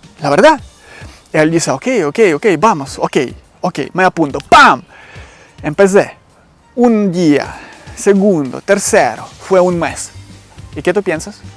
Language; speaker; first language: Spanish; non-native, learner; Ukrainian